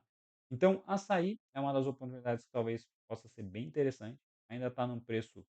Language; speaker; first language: Portuguese; native; Portuguese